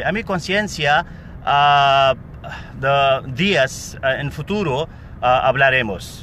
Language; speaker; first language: Spanish; non-native, learner; Pashto